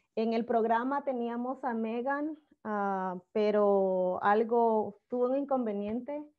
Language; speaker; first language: Spanish; native; Spanish